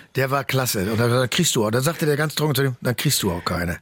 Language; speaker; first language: German; native; German